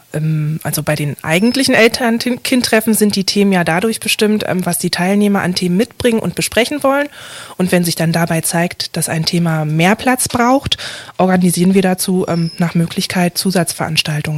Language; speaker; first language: German; native; German